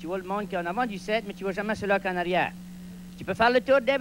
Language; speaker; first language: French; native; French